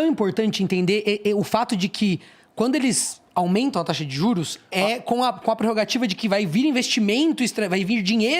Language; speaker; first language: Portuguese; native; Portuguese